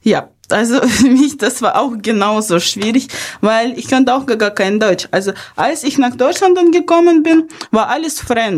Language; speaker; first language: German; non-native, fluent; Ukrainian